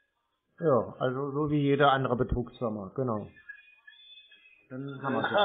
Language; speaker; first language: German; native; German